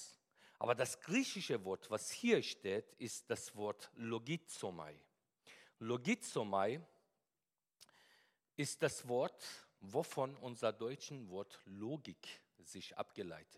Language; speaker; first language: German; non-native, fluent; Persian